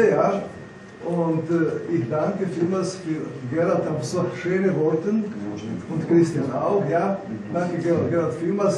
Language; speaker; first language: German; non-native, learner; Croatian